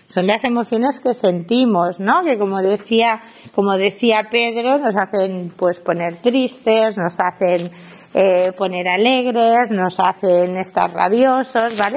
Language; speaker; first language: Spanish; native; Spanish